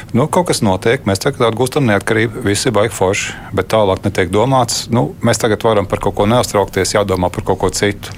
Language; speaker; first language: Latvian; native; Latvian